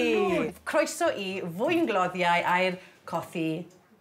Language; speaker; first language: Welsh; non-native, learner; English